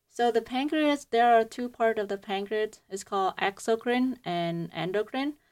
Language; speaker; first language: English; non-native, fluent; Vietnamese